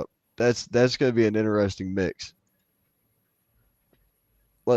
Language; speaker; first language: English; native; English